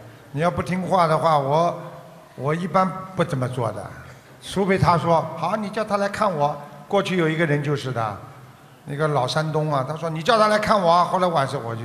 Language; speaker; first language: Chinese; non-native, local second language; Wu Chinese